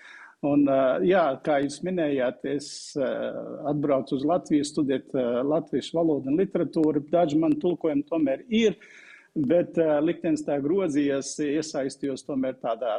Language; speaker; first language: Latvian; non-native, fluent; Uzbek